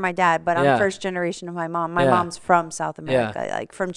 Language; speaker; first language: English; native; English